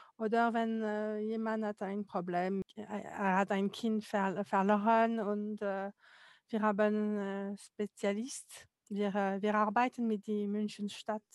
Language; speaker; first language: German; non-native, learner; French